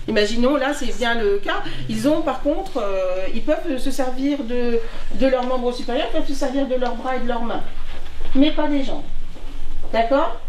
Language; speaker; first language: French; native; French